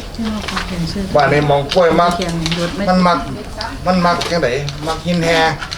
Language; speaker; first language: Thai; native; Thai